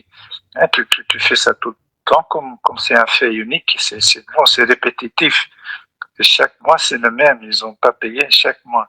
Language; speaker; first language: French; non-native, local second language; Dutch